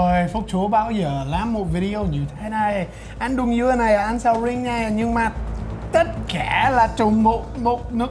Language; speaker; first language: Vietnamese; non-native, fluent; English